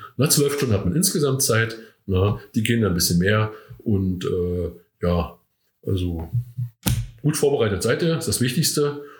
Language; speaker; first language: German; native; German